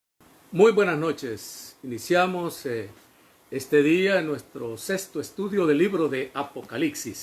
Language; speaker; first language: Spanish; native; Spanish